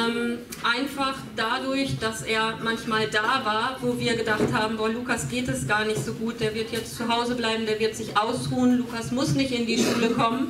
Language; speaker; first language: German; native; German